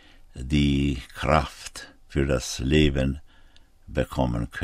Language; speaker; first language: German; non-native, fluent; Ukrainian